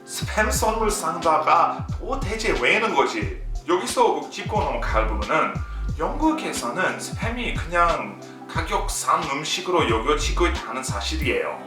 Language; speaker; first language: Korean; non-native, fluent; English